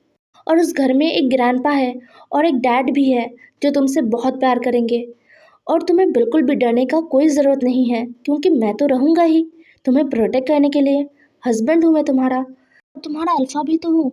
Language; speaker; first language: Hindi; non-native, local second language; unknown